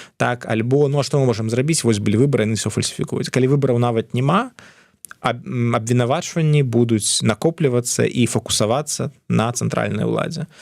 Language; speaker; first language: Belarusian; non-native, local second language; Russian